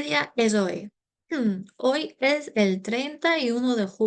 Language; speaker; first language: Spanish; non-native, fluent; English